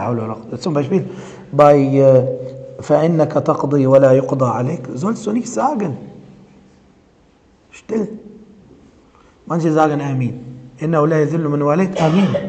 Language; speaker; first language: German; non-native, fluent; Arabic